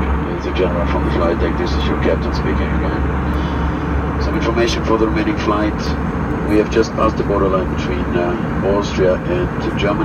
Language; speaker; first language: English; non-native, fluent; German